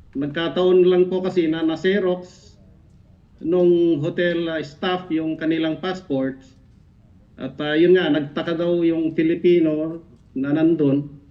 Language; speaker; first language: Filipino; native; Filipino